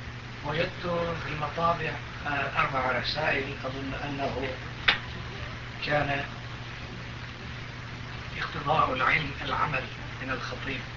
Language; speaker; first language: Arabic; non-native, fluent; Turkish